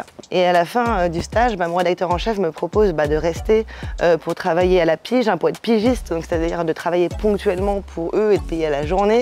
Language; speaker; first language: French; native; French